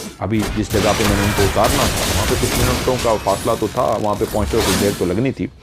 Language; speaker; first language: Urdu; non-native, local second language; Punjabi